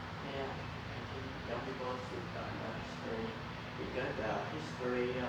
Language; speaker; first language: English; non-native, learner; Vietnamese